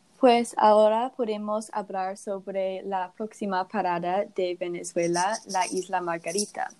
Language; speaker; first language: Spanish; non-native, learner; English